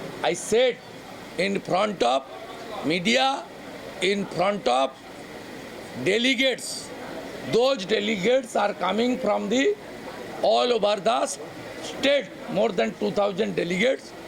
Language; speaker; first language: English; non-native, local second language; Bangla